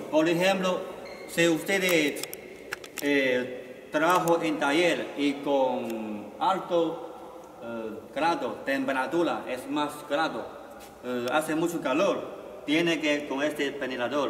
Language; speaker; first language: Spanish; non-native, learner; Chinese